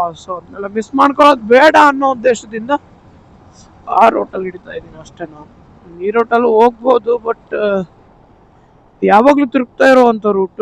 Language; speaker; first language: Kannada; non-native, local second language; Tulu